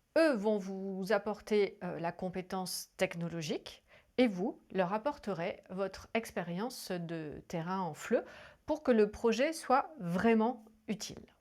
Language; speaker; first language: French; native; French